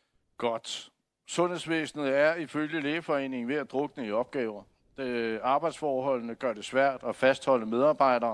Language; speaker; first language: Danish; native; Danish